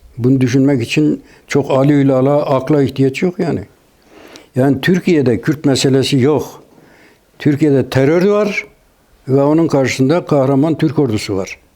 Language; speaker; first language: Turkish; non-native, local second language; Kurdish